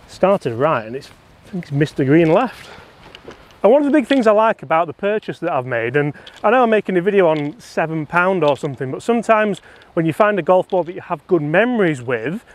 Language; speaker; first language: English; native; English